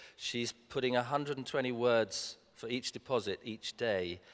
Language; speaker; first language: English; native; English